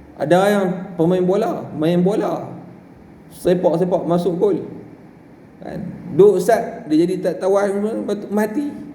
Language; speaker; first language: Malay; native; Malay